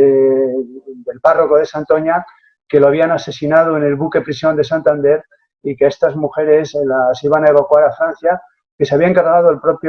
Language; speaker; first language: Spanish; native; Spanish